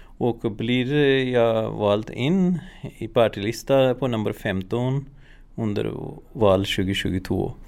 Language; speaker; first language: Swedish; non-native, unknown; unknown